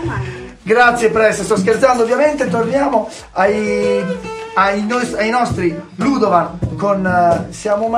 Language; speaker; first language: Italian; native; Italian